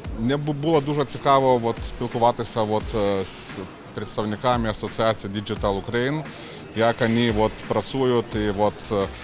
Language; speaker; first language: Ukrainian; non-native, learner; Lithuanian